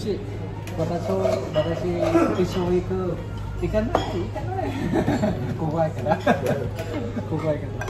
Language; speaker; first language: Japanese; non-native, learner; Vietnamese